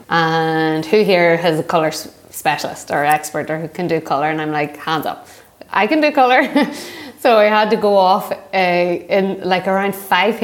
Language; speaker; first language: English; native; English